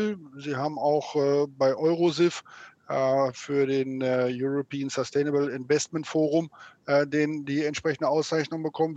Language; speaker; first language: German; native; German